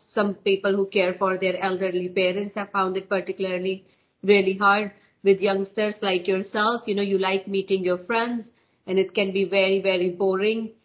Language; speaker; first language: English; non-native, local second language; Hindi